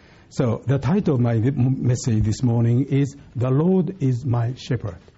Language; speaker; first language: English; non-native, fluent; Japanese